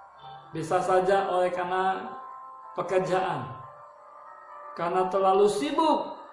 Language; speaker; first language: Indonesian; native; Indonesian